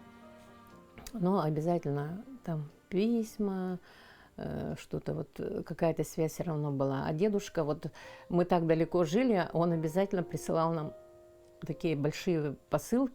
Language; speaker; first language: Russian; non-native, local second language; Yakut